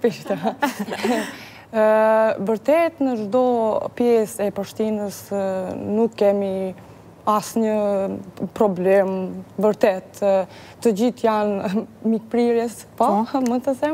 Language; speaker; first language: Albanian; non-native, learner; Serbian